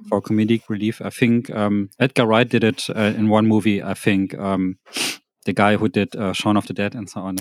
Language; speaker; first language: English; non-native, fluent; German